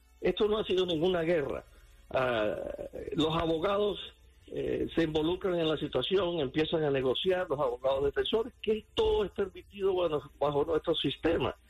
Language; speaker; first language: Spanish; early bilingual, heritage; Spanish